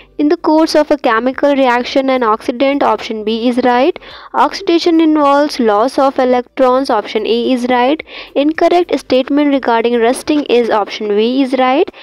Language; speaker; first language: English; non-native, local second language; Hindi